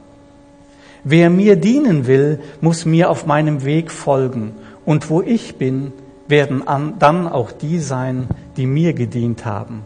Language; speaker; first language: German; native; German